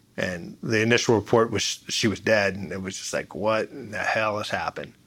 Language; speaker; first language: English; native; English